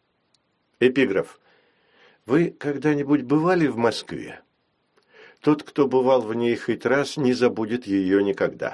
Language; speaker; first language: Russian; native; Russian